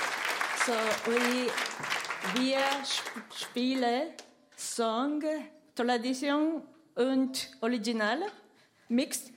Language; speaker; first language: German; non-native, learner; Japanese